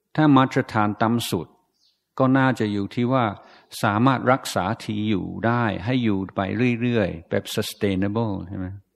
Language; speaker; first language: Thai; non-native, fluent; English